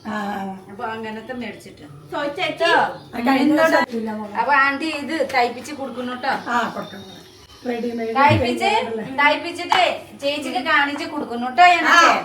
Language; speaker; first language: Malayalam; non-native, learner; Nepali